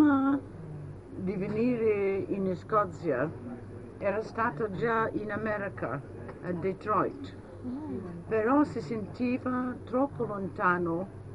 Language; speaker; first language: Italian; early bilingual, heritage; Italian